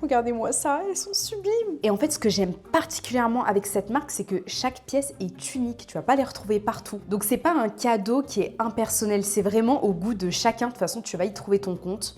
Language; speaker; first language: French; native; French